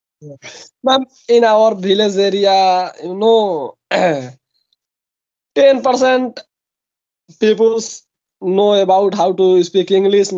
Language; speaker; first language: English; non-native, local second language; Hindi